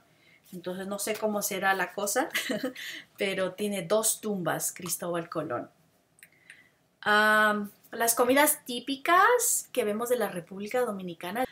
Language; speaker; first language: Spanish; non-native, fluent; English